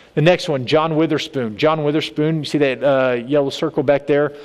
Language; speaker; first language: English; native; English